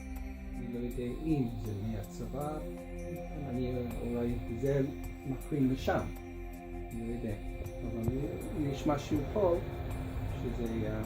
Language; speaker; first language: Hebrew; non-native, fluent; English